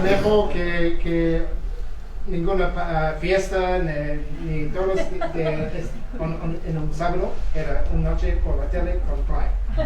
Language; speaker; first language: Spanish; non-native, learner; English